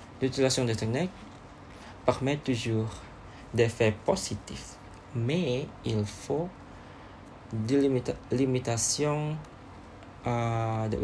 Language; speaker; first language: French; non-native, learner; Indonesian